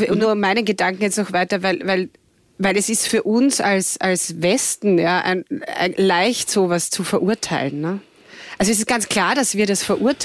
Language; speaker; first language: German; native; German